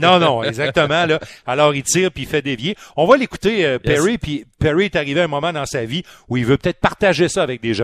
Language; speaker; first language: French; native; French